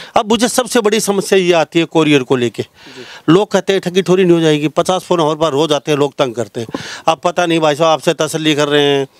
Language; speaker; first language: Hindi; native; Hindi